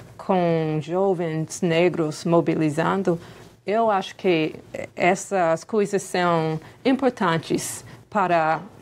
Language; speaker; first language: Portuguese; non-native, fluent; English